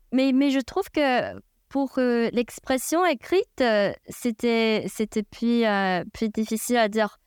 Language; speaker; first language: French; non-native, fluent; Chinese